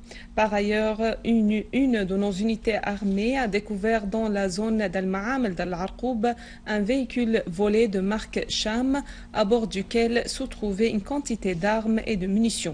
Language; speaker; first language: French; non-native, fluent; Arabic